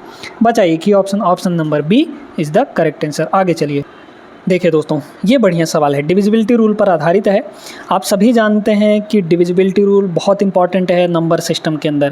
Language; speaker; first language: Hindi; native; Hindi